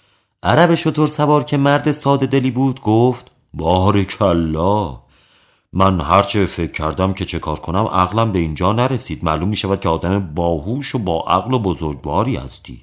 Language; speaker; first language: Persian; native; Persian